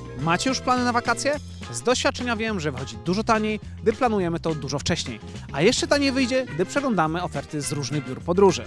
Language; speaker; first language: Polish; native; Polish